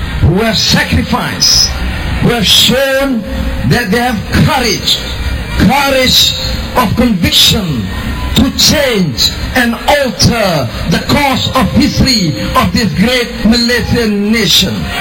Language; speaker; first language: English; non-native, local second language; Malay